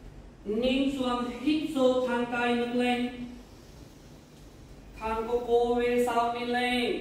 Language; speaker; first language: Vietnamese; non-native, learner; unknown